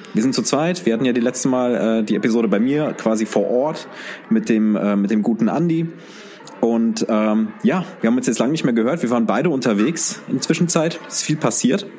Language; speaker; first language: German; early bilingual, other home language; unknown